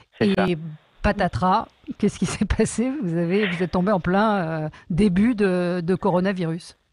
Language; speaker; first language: French; native; French